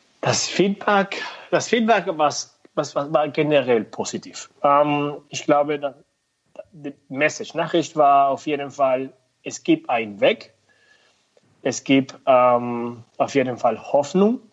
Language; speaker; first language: German; non-native, fluent; Spanish